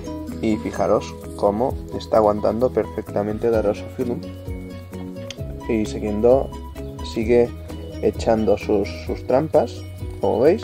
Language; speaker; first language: Spanish; native; Spanish